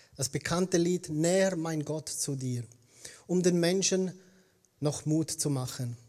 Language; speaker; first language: German; native; German